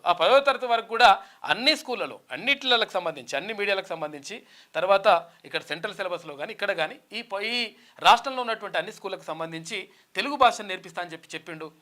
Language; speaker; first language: Telugu; native; Telugu